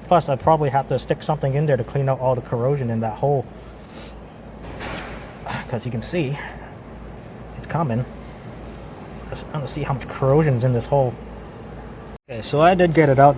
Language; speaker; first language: English; native; English